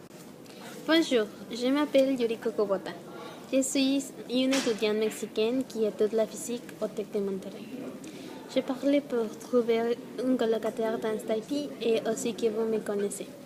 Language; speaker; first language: French; non-native, learner; Spanish